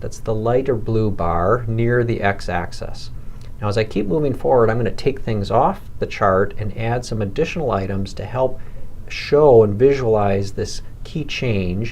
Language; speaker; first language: English; native; English